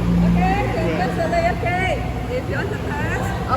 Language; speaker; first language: English; non-native, local second language; Filipino